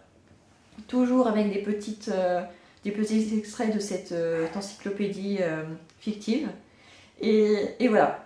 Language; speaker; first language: French; native; French